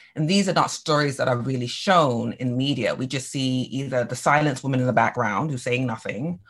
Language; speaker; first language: English; native; English